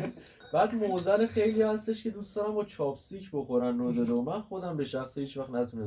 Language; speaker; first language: Persian; native; Persian